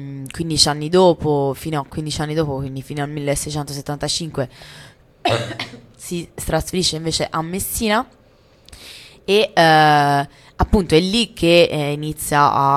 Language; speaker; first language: Italian; native; Italian